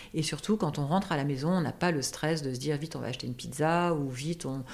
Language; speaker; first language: French; native; French